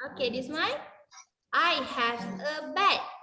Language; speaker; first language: English; non-native, local second language; Malay